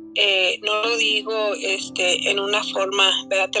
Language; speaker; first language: Spanish; early bilingual, heritage; Spanish